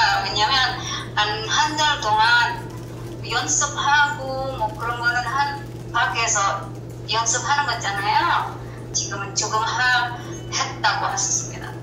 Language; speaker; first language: Korean; non-native, fluent; Indonesian